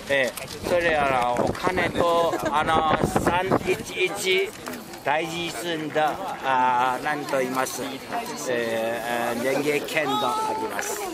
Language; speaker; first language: Japanese; non-native, learner; Chinese